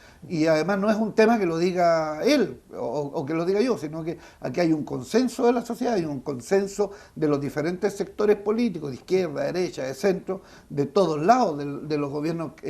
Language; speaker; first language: Spanish; native; Spanish